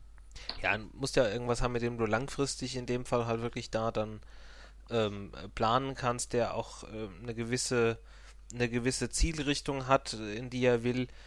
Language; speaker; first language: German; native; German